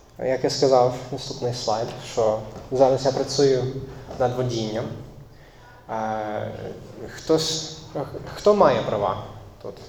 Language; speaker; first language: Ukrainian; non-native, fluent; English